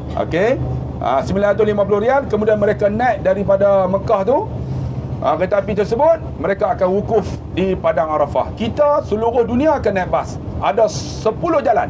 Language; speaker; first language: Malay; native; Malay